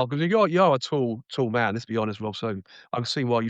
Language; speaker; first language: English; native; English